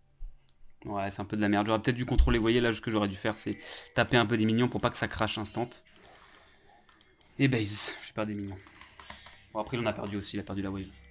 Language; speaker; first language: French; native; French